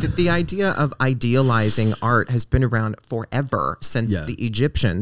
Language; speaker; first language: English; native; English